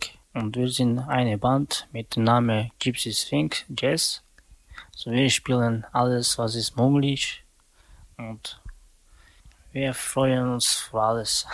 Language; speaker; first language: German; non-native, learner; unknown